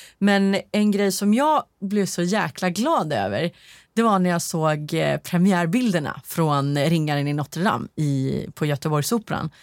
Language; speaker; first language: Swedish; native; Swedish